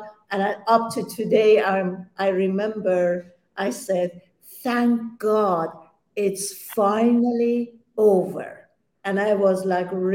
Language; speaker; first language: English; non-native, fluent; Persian